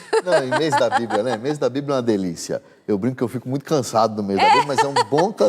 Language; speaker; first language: Portuguese; native; Portuguese